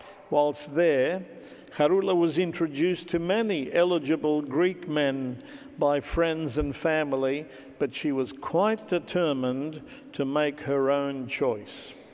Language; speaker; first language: English; native; English